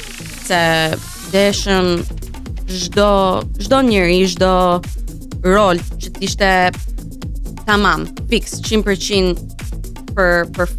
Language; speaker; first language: Albanian; early bilingual, heritage; Albanian